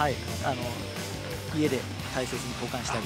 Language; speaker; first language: Japanese; native; Japanese